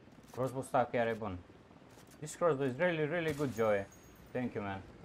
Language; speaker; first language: English; non-native, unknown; Romanian